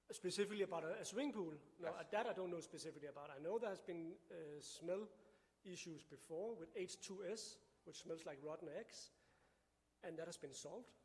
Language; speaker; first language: English; non-native, fluent; Danish